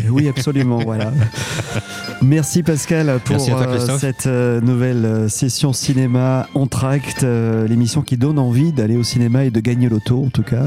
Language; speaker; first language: French; native; French